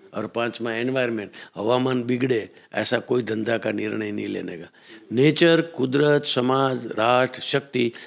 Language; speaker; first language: Hindi; non-native, local second language; Gujarati